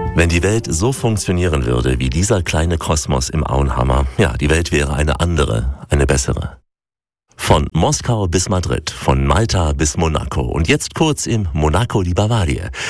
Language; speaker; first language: German; native; German